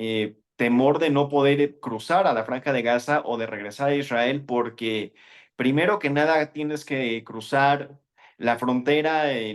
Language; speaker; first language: Spanish; native; Spanish